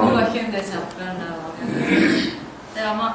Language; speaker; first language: Korean; non-native, fluent; Japanese